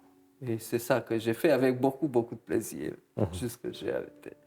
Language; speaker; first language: French; non-native, fluent; Romanian